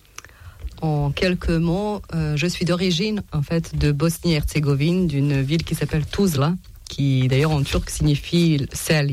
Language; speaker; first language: French; non-native, fluent; Serbian